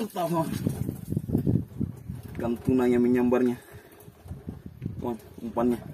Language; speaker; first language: Indonesian; native; Indonesian